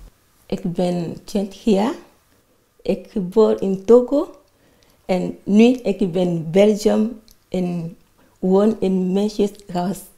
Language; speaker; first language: Dutch; non-native, learner; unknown